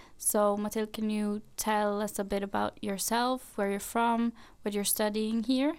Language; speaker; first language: English; non-native, fluent; Norwegian